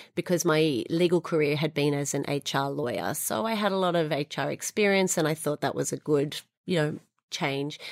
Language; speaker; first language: English; native; English